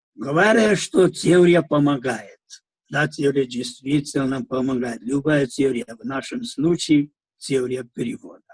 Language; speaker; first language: Russian; non-native, fluent; Hindi